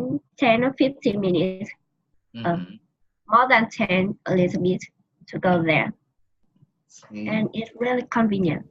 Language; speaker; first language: English; non-native, learner; Vietnamese